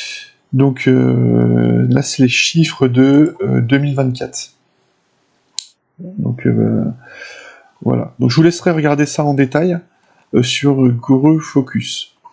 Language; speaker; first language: French; native; French